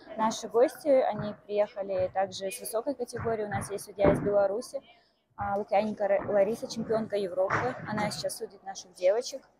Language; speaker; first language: Russian; native; Russian